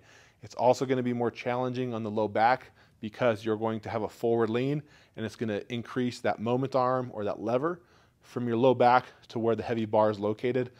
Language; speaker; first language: English; native; English